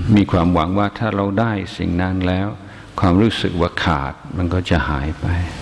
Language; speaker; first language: Thai; non-native, fluent; English